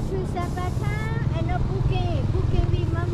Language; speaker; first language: English; non-native, learner; Hmong